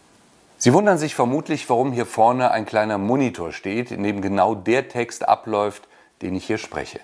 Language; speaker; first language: German; native; German